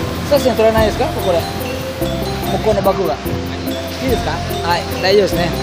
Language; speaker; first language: Japanese; non-native, fluent; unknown